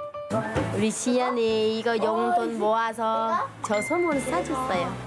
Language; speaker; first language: Korean; non-native, learner; Vietnamese